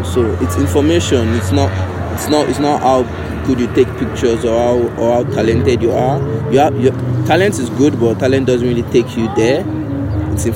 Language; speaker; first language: English; non-native, local second language; Yoruba